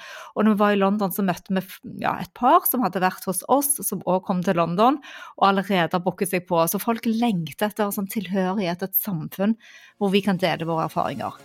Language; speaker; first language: Norwegian; native; Norwegian